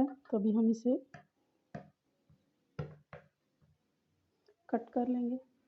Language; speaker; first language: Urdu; non-native, local second language; Pahari-Potwari